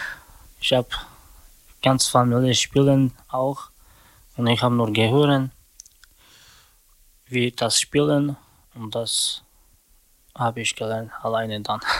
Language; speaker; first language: German; non-native, learner; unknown